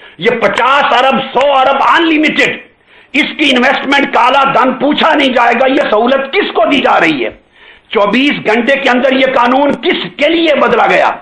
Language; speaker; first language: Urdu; non-native, local second language; Punjabi